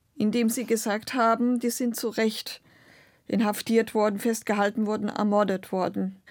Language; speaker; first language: German; non-native, local second language; Romany